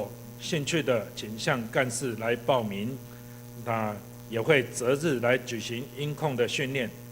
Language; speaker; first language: Chinese; native; Chinese